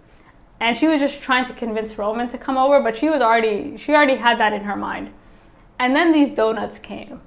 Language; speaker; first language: English; native; English